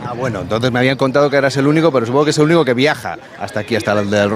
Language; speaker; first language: Spanish; native; Spanish